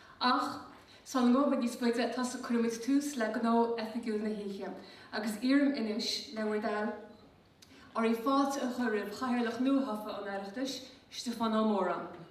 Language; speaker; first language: Irish; native; Irish